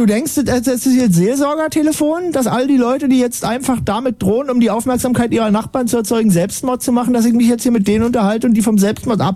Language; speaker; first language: German; native; German